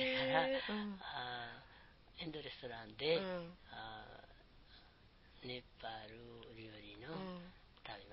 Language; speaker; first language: Japanese; non-native, learner; Nepali